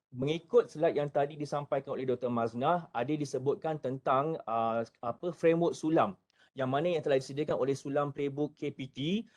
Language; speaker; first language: Malay; native; Malay